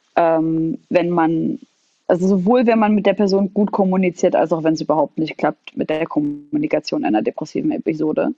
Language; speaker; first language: German; non-native, fluent; Arabic